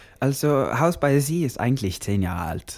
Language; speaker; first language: German; non-native, learner; Norwegian